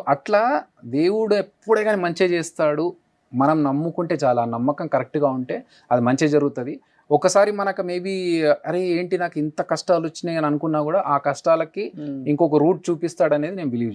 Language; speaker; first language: Telugu; native; Telugu